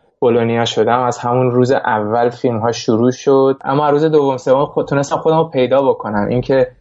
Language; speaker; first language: Persian; native; Persian